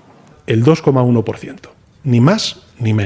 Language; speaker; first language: Spanish; native; Spanish